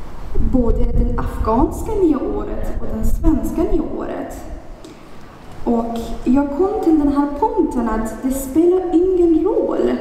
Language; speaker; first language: Swedish; non-native, fluent; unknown